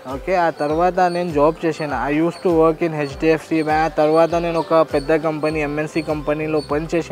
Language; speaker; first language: Telugu; non-native, local second language; Urdu